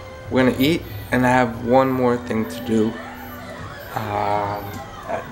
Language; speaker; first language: English; early bilingual, other home language; Spanish